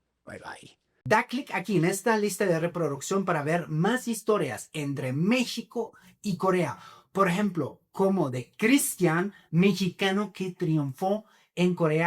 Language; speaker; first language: Spanish; non-native, fluent; German